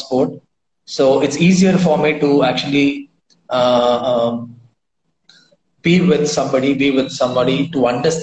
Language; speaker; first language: English; non-native, local second language; Tamil